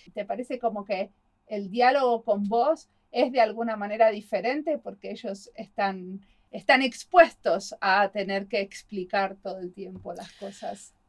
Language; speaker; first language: Spanish; native; Spanish